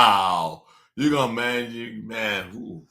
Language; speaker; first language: English; native; English